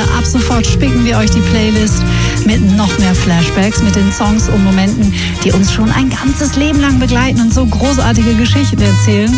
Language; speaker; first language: German; native; German